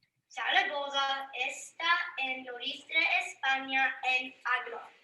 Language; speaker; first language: Spanish; non-native, learner; English